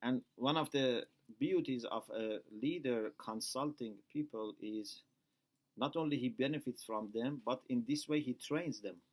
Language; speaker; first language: English; non-native, fluent; Persian